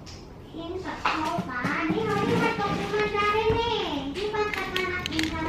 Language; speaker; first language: Filipino; non-native, learner; Indonesian